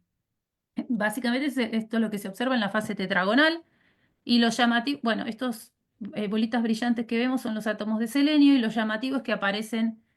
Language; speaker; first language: Spanish; native; Spanish